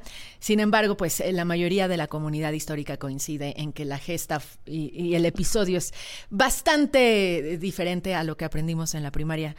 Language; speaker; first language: Spanish; native; Spanish